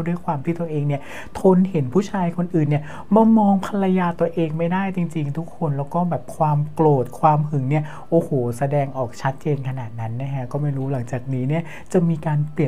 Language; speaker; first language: Thai; native; Thai